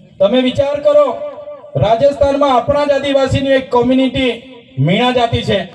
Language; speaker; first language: Gujarati; non-native, local second language; Vasavi